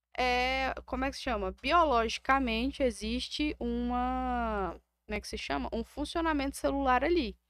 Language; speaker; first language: Portuguese; native; Portuguese